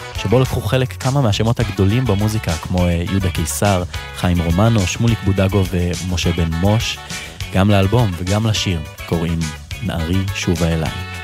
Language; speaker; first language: Hebrew; native; Hebrew